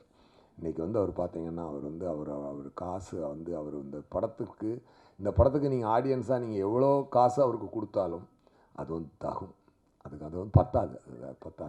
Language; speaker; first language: Tamil; native; Tamil